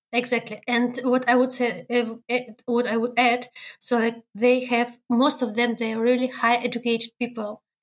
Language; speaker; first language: English; non-native, learner; Russian